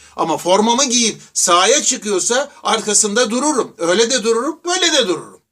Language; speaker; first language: Turkish; native; Turkish